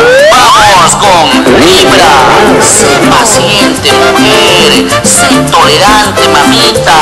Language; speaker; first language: Spanish; native; Spanish